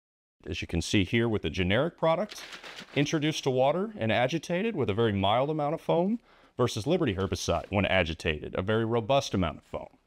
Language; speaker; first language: English; native; English